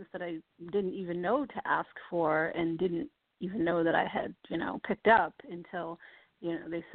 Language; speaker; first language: English; native; English